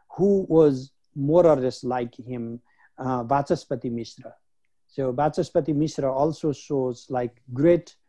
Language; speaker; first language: English; non-native, local second language; Nepali